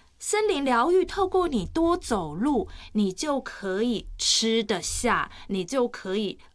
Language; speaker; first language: Chinese; native; Chinese